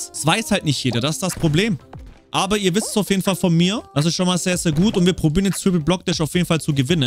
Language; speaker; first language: German; native; German